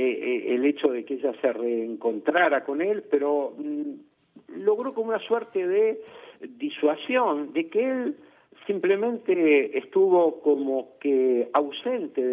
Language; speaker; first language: Spanish; native; Spanish